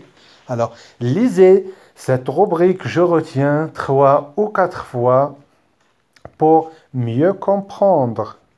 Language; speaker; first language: French; non-native, local second language; Arabic